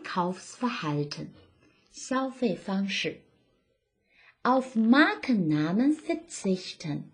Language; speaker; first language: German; non-native, fluent; Chinese